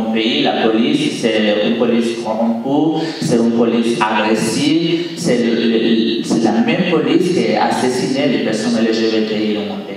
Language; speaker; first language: French; non-native, learner; Spanish